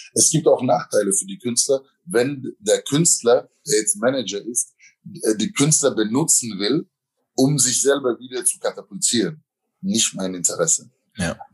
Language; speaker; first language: German; native; German